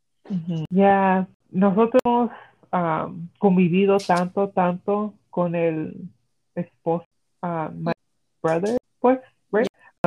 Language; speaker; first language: Spanish; early bilingual, heritage; Spanish